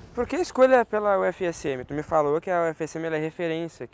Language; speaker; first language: Portuguese; native; Portuguese